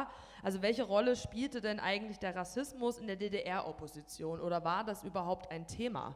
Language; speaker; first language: German; native; German